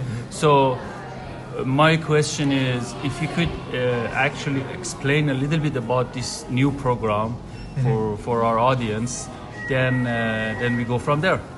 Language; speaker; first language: English; non-native, fluent; Persian